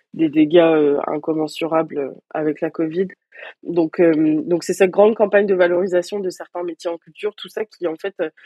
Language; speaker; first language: French; native; French